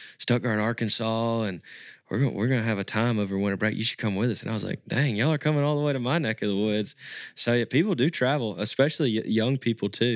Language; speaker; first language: English; native; English